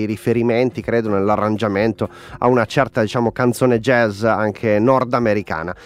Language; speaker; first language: Italian; native; Italian